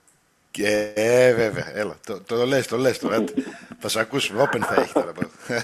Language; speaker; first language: Greek; native; Greek